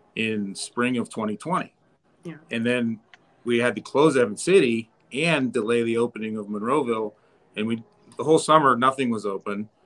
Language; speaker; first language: English; native; English